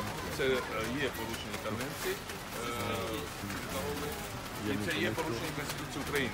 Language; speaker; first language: Ukrainian; non-native, learner; Georgian